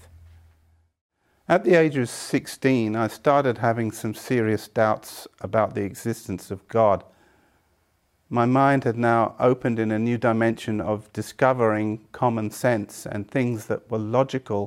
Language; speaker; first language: English; native; English